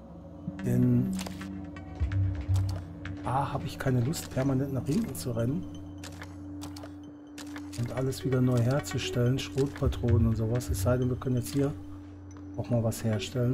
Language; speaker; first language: German; native; German